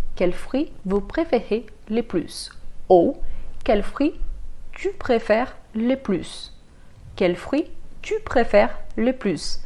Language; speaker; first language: French; non-native, fluent; Portuguese